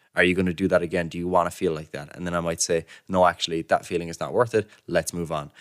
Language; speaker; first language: English; native; English